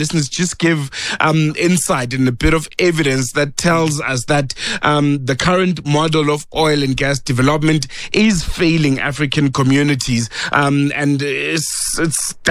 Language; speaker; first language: English; non-native, local second language; Northern Sotho